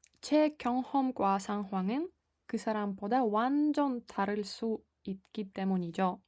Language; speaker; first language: Korean; non-native, fluent; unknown